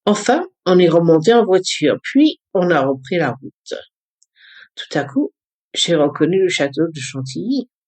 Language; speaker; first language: French; early bilingual, other home language; English